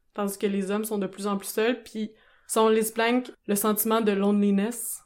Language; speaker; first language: French; native; French